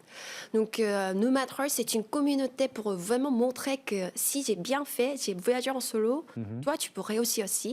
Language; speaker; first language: French; non-native, fluent; Korean